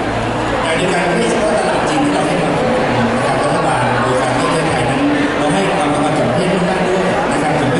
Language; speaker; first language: Thai; native; Thai